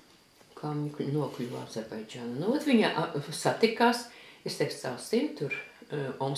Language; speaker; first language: Latvian; early bilingual, heritage; Latvian